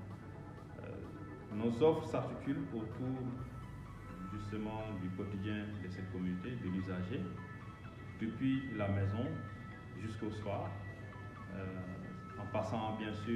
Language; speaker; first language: French; non-native, local second language; Wolof